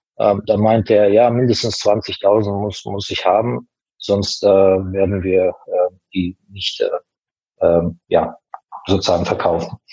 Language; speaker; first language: German; non-native, fluent; Azerbaijani